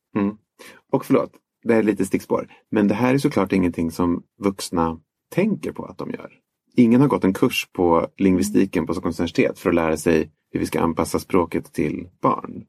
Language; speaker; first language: Swedish; native; Swedish